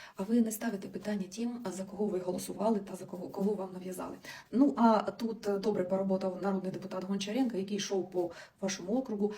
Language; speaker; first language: Ukrainian; non-native, local second language; Russian